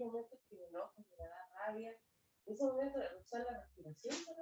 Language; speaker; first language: Spanish; native; Spanish